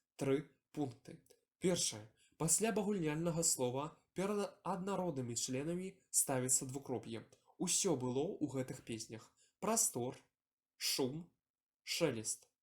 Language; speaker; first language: Belarusian; non-native, local second language; Russian